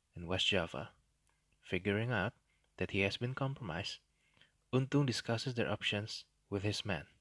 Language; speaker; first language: English; non-native, fluent; Indonesian